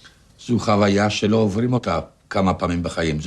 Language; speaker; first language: Hebrew; non-native, fluent; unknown